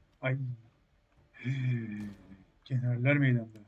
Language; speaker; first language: Turkish; native; Turkish